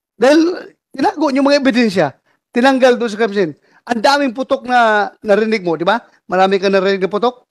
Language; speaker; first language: Filipino; native; Filipino